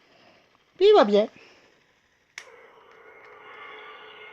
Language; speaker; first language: French; native; French